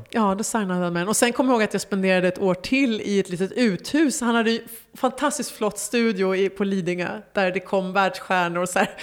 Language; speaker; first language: Swedish; early bilingual, other home language; Persian